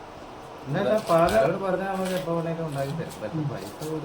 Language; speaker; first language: Malayalam; native; Malayalam